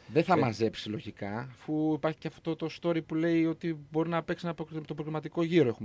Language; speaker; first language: Greek; native; Greek